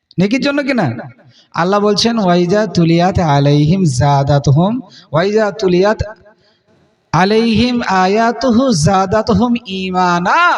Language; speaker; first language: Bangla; non-native, local second language; Hindi